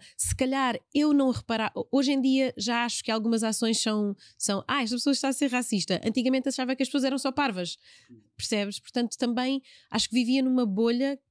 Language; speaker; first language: Portuguese; native; Portuguese